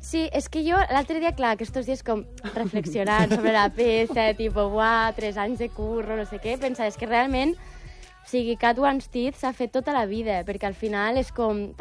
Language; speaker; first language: Catalan; native; Catalan